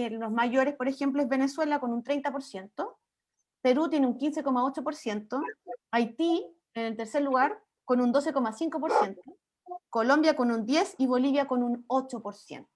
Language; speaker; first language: Spanish; native; Spanish